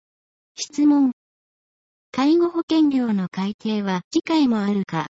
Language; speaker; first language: Japanese; native; Japanese